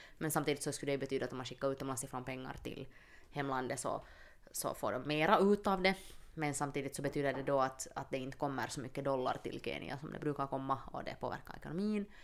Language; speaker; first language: Swedish; native; Swedish